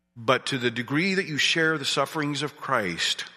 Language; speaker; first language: English; native; English